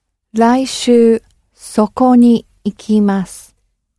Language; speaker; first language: Japanese; non-native, learner; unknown